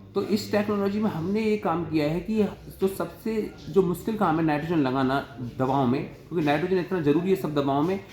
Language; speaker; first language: Hindi; native; Hindi